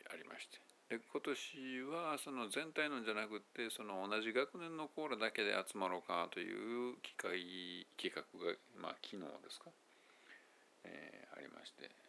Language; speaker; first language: Japanese; native; Japanese